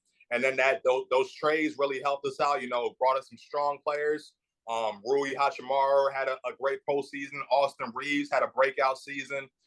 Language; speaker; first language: English; native; English